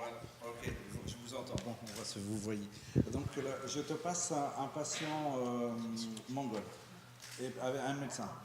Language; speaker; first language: French; native; French